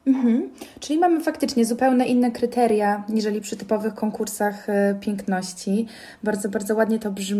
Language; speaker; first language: Polish; native; Polish